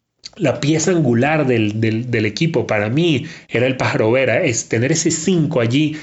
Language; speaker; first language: Spanish; native; Spanish